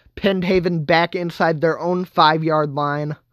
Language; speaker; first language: English; native; English